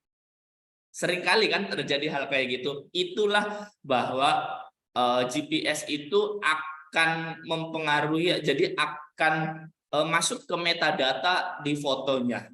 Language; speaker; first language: Indonesian; native; Indonesian